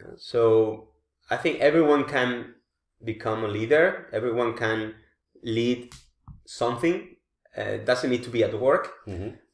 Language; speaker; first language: English; non-native, fluent; Spanish